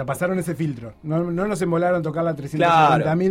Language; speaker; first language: Spanish; native; Spanish